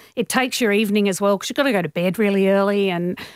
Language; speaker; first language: English; native; English